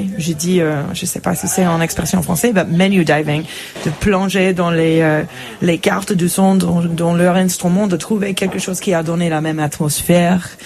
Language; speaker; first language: French; non-native, fluent; English